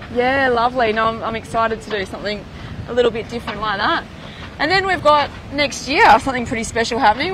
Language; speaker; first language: English; native; English